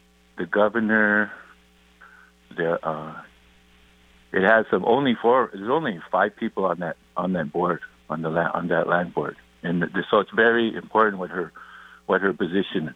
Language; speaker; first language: English; native; English